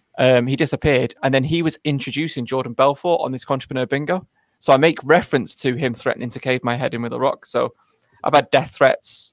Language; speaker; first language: English; native; English